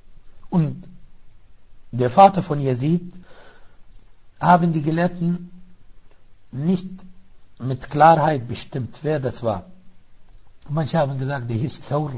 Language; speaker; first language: German; non-native, fluent; Arabic